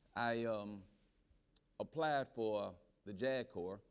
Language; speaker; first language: English; native; English